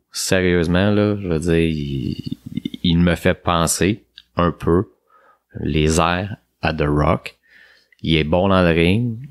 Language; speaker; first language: French; native; French